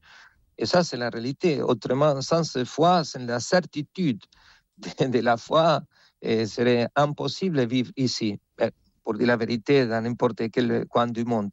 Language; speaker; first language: French; non-native, fluent; Spanish